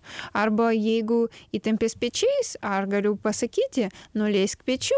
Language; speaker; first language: Lithuanian; non-native, learner; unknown